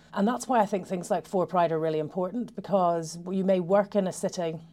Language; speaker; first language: English; native; English